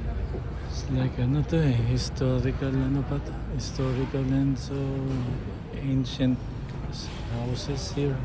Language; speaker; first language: English; non-native, local second language; Filipino